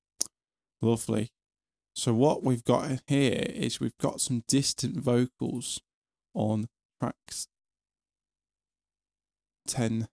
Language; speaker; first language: English; native; English